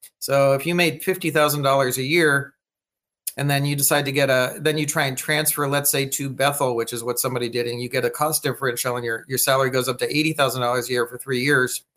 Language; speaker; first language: English; native; English